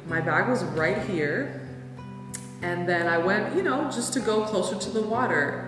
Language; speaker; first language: English; early bilingual, other home language; Spanish